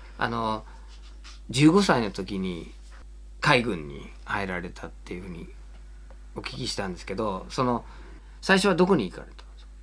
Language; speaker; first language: Japanese; non-native, fluent; English